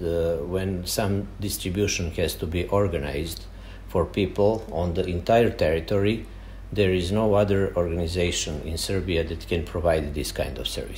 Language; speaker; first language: English; non-native, fluent; Serbian